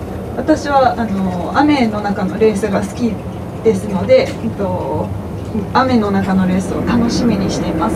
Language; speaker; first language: Japanese; non-native, fluent; French